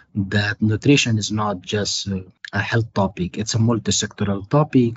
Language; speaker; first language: English; non-native, fluent; Persian